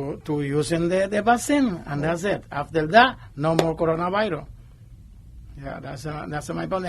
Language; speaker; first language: English; non-native, learner; Spanish